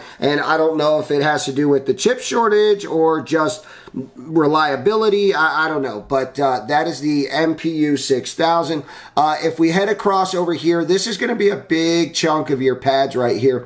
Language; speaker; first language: English; native; English